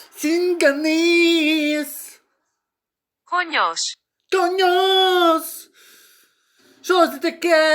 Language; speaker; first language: Greek; non-native, learner; Ukrainian